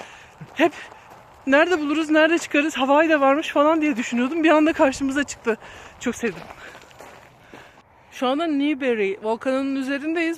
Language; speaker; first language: Turkish; native; Turkish